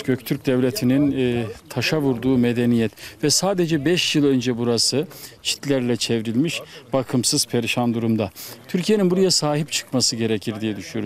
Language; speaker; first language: Turkish; native; Turkish